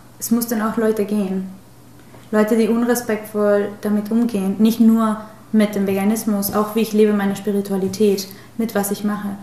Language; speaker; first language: German; non-native, fluent; Spanish